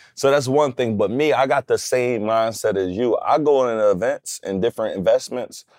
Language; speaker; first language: English; native; English